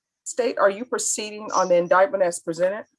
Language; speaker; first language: English; native; English